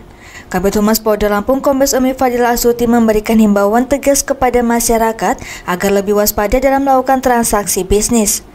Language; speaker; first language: Indonesian; native; Indonesian